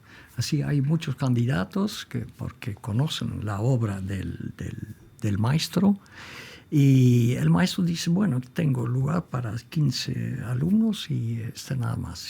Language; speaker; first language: Spanish; non-native, fluent; Dutch